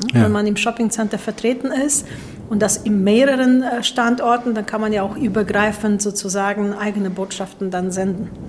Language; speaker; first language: German; non-native, fluent; Polish